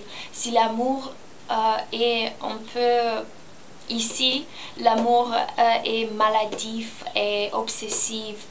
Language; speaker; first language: French; non-native, learner; Romanian